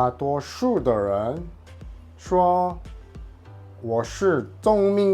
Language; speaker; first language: Chinese; non-native, learner; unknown